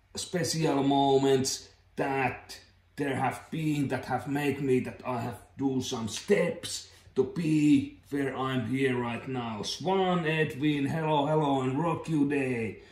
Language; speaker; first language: English; non-native, learner; Finnish